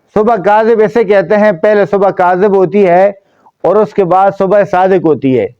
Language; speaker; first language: Urdu; non-native, local second language; Pashto